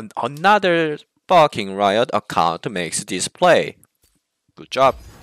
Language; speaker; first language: English; non-native, fluent; Korean